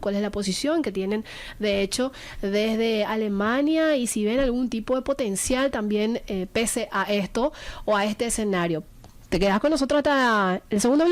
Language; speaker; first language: Spanish; native; Spanish